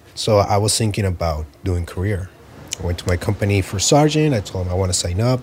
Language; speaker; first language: English; early bilingual, other home language; Spanish